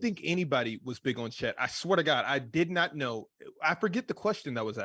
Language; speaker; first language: English; native; English